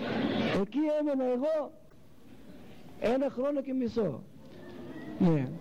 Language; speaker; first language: Greek; non-native, local second language; Russian